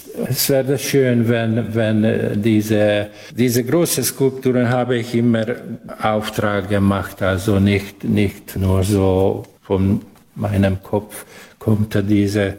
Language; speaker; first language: German; non-native, local second language; Hungarian